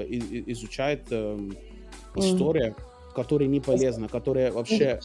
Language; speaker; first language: Russian; non-native, learner; English